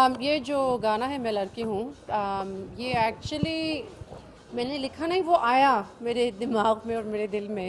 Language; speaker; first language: Hindi; early bilingual, heritage; English